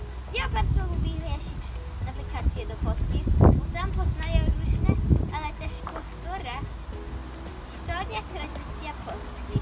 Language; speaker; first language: Polish; early bilingual, heritage; Polish